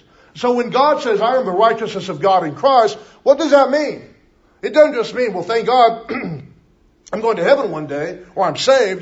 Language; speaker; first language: English; native; English